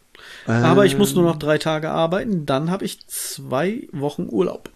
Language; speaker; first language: German; native; German